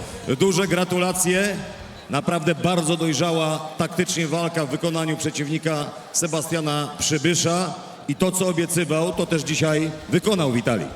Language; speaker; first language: Polish; native; Polish